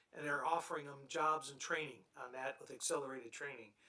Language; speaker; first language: English; native; English